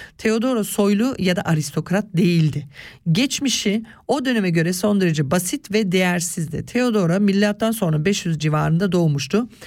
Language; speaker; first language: Turkish; early bilingual, other home language; Swiss German